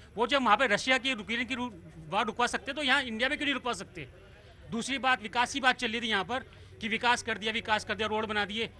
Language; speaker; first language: Hindi; native; Hindi